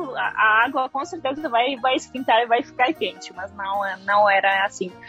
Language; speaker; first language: Portuguese; non-native, fluent; Russian